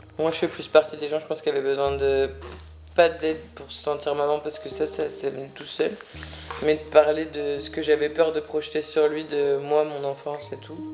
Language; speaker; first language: French; native; French